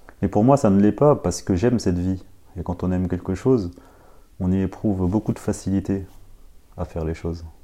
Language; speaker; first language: French; early bilingual, other home language; Khmer